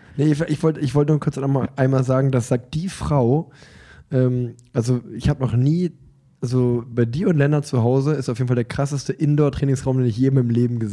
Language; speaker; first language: German; native; German